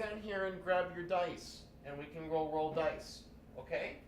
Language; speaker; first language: English; native; English